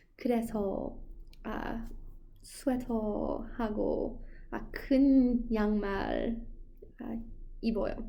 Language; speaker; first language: Korean; non-native, learner; English